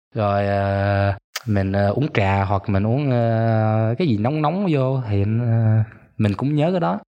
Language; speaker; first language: Vietnamese; early bilingual, other home language; German